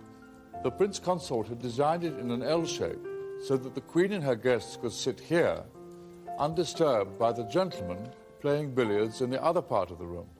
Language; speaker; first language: English; native; English